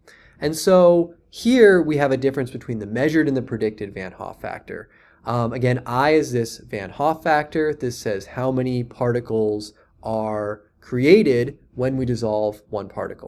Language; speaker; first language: English; native; English